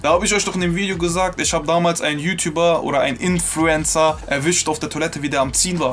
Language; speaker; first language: German; native; German